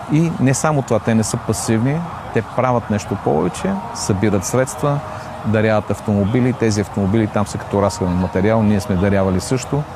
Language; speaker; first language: Bulgarian; native; Bulgarian